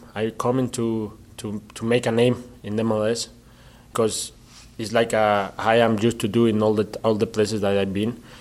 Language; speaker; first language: English; non-native, learner; Spanish